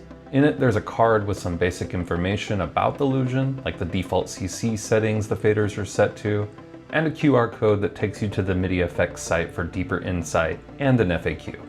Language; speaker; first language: English; native; English